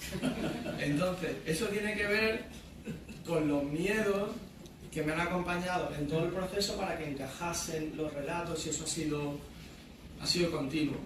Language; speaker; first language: Spanish; native; Spanish